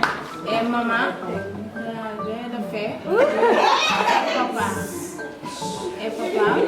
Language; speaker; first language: French; non-native, local second language; Wolof